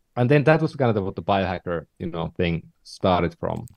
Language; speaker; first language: English; non-native, fluent; Finnish